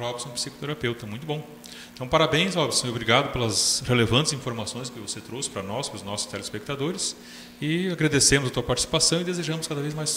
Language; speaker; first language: Portuguese; native; Portuguese